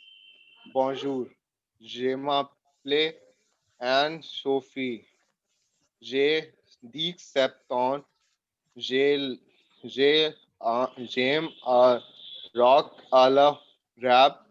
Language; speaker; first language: French; non-native, learner; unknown